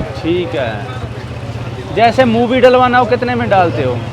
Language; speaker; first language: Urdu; non-native, local second language; Punjabi